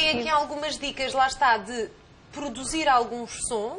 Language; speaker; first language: Portuguese; native; Portuguese